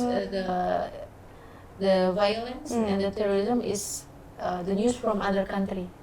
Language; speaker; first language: English; non-native, learner; Indonesian